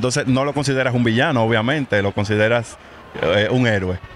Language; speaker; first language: Spanish; native; Spanish